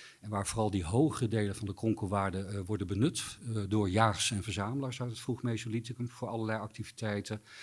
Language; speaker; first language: Dutch; native; Dutch